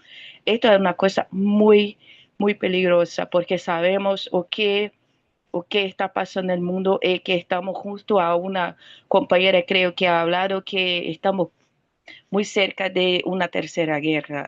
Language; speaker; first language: Spanish; non-native, fluent; Portuguese